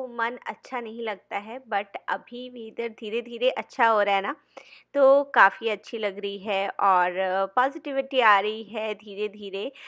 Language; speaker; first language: Hindi; non-native, local second language; Bangla